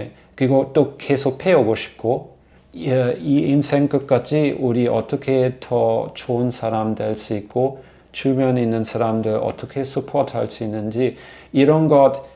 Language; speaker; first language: Korean; non-native, fluent; German